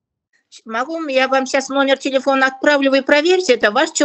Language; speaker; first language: Russian; non-native, local second language; Kazakh